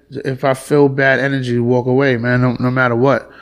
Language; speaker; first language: English; native; English